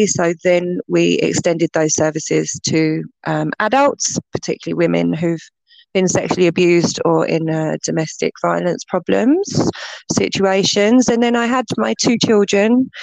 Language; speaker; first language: English; native; English